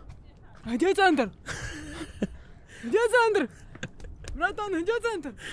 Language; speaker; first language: Polish; non-native, learner; Russian